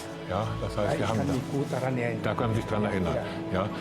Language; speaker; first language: German; native; German